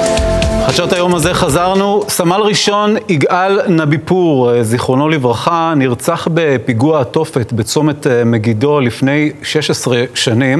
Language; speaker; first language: Hebrew; native; Hebrew